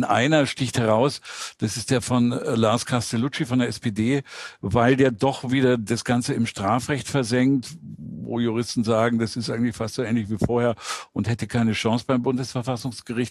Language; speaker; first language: German; native; German